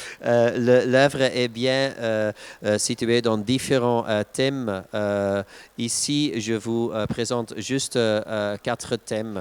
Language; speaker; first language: French; non-native, local second language; Dutch